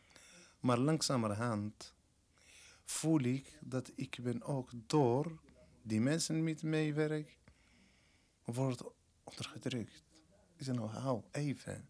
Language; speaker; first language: Dutch; non-native, learner; Berber languages